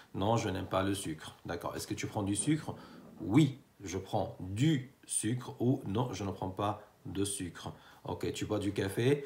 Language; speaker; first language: French; non-native, fluent; Arabic